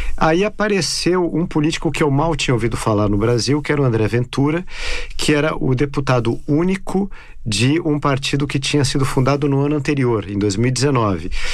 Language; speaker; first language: Portuguese; native; Portuguese